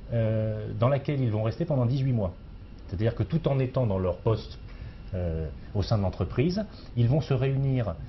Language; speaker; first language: French; native; French